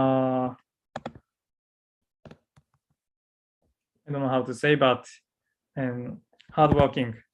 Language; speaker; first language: English; non-native, learner; Japanese